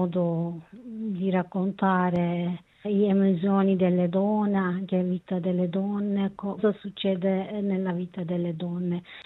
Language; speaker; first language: Italian; non-native, learner; Kurdish